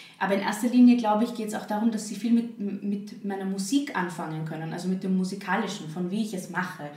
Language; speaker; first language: German; native; German